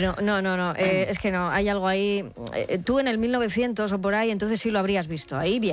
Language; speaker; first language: Spanish; native; Spanish